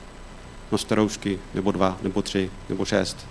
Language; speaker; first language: Czech; non-native, fluent; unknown